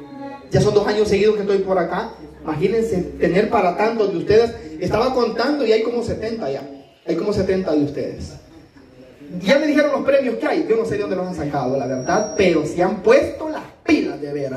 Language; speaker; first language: Spanish; native; Spanish